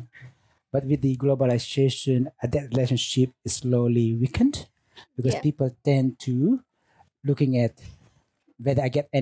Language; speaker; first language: English; non-native, fluent; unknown